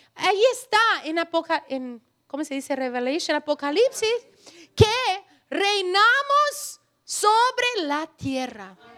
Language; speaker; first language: Spanish; non-native, fluent; Portuguese